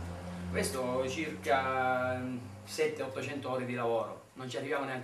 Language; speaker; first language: Italian; native; Italian